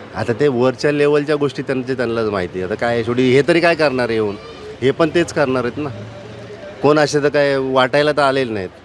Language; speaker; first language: Marathi; native; Marathi